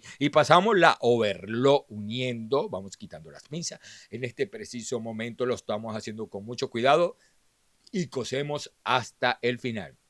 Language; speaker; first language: Spanish; native; Spanish